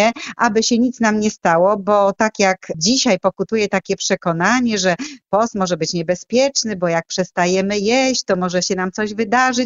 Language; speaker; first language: Polish; native; Polish